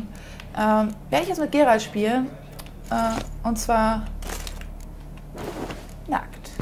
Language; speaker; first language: German; native; German